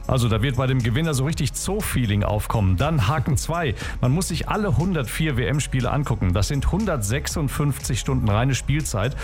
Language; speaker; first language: German; native; German